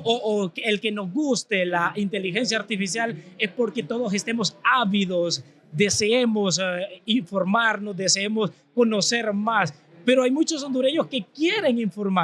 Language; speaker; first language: Spanish; native; Spanish